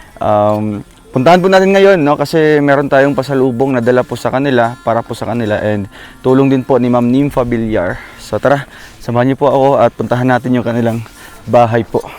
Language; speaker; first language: Filipino; non-native, local second language; Cebuano